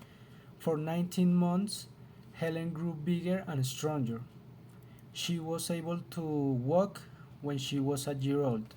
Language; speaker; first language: English; non-native, learner; Spanish